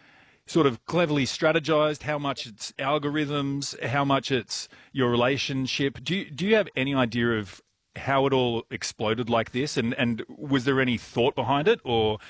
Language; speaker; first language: English; native; English